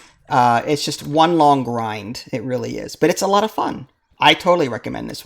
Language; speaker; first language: English; native; English